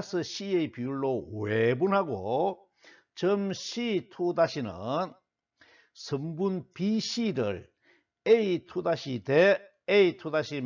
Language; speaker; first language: Korean; native; Korean